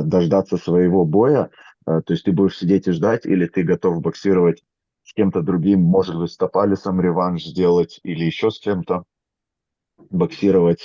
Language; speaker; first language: Russian; native; Russian